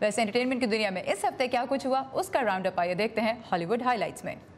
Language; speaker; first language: Urdu; native; Urdu